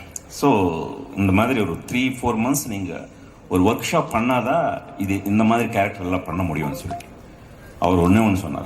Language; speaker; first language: Tamil; non-native, fluent; Telugu